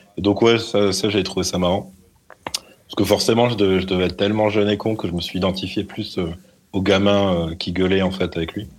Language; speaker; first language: French; native; French